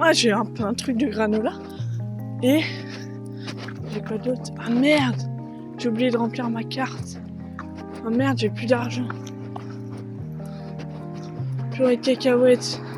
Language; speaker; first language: French; native; French